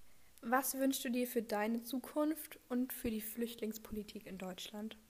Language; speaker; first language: German; native; German